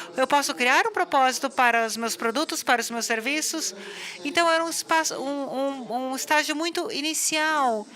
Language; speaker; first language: Portuguese; non-native, fluent; English